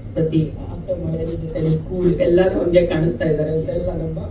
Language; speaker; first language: Kannada; non-native, local second language; Tulu